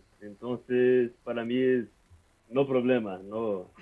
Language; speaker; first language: Spanish; non-native, learner; Portuguese